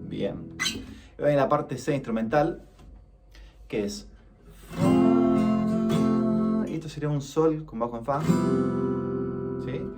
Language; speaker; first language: Spanish; native; Spanish